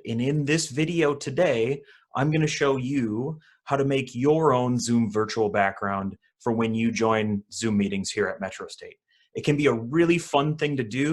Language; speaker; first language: English; native; English